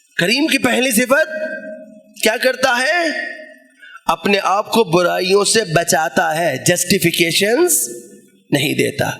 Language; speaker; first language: Urdu; non-native, local second language; Punjabi